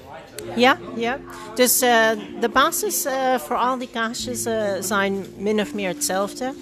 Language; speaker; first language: Dutch; non-native, fluent; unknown